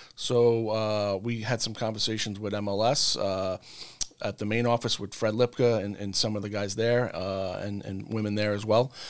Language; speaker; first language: English; native; English